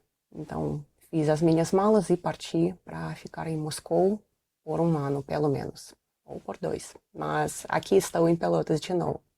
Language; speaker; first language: Portuguese; non-native, fluent; Russian